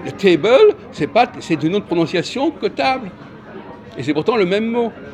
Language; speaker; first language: French; native; French